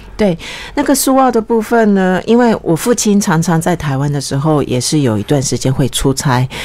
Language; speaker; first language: Chinese; early bilingual, other home language; Japanese